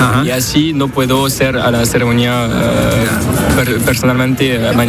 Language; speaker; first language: Spanish; non-native, learner; French